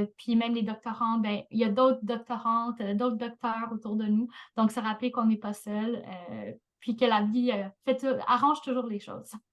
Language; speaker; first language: French; native; French